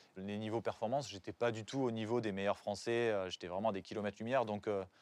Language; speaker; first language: French; native; French